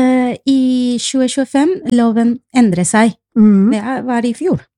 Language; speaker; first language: Norwegian; non-native, fluent; Spanish